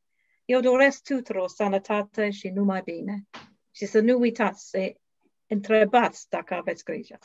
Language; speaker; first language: Romanian; non-native, learner; English